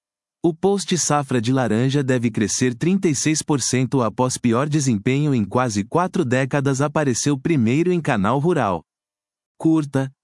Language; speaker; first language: Portuguese; native; Portuguese